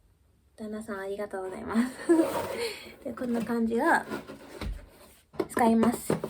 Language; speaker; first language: Japanese; early bilingual, heritage; Japanese